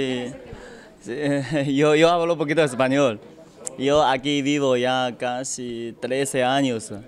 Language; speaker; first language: Spanish; non-native, learner; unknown